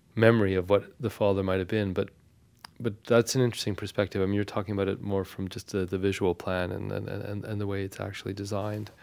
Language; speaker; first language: English; non-native, fluent; Armenian